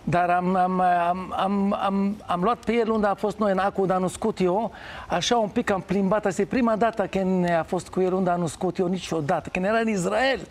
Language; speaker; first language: Romanian; non-native, fluent; Hebrew